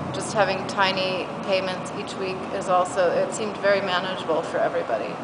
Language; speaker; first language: English; native; English